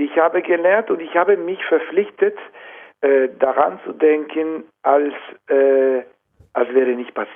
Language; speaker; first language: German; non-native, fluent; Italian